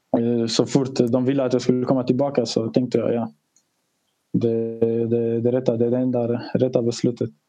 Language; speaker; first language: Swedish; early bilingual, other home language; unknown